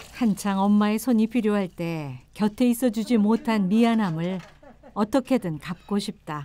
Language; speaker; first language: Korean; native; Korean